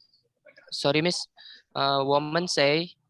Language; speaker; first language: English; non-native, learner; Indonesian